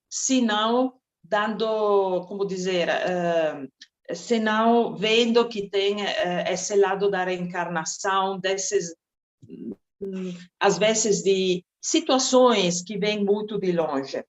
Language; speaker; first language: Portuguese; non-native, fluent; Italian